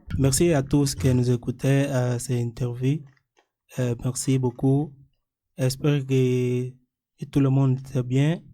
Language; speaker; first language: French; non-native, learner; Portuguese